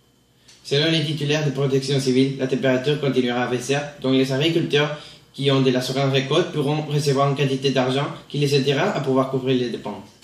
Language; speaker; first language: French; non-native, fluent; Spanish